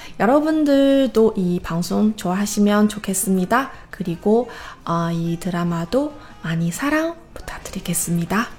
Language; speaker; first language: Korean; non-native, fluent; Chinese